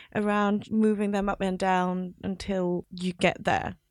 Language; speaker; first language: English; non-native, local second language; Cantonese